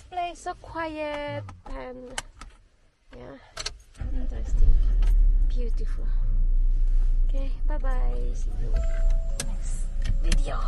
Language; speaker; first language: English; non-native, learner; Indonesian